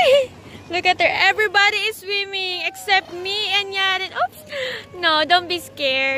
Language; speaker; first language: English; non-native, fluent; Filipino